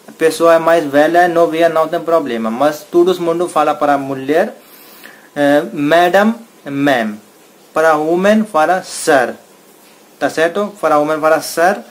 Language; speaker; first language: Portuguese; non-native, learner; Hindi